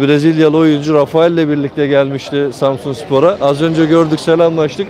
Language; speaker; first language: Turkish; native; Turkish